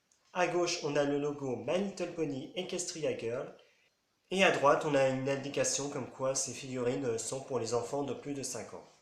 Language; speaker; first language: French; native; French